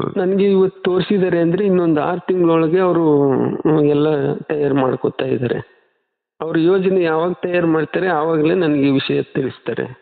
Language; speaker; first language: Kannada; native; Kannada